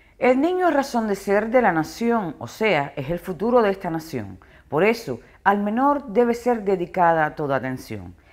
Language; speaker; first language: Spanish; non-native, fluent; Portuguese